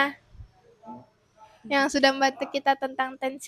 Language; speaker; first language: Indonesian; non-native, local second language; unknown